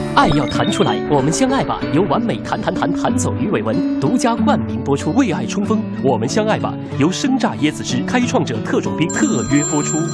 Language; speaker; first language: Chinese; native; Chinese